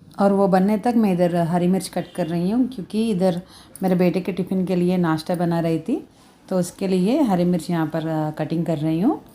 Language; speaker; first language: Hindi; non-native, local second language; Telugu